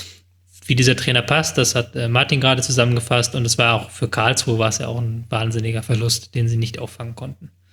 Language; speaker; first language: German; native; German